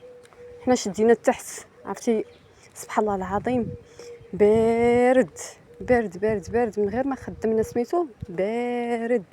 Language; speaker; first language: Arabic; native; Arabic